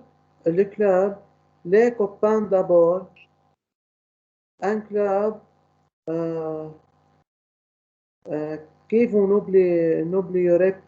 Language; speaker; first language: French; non-native, learner; Arabic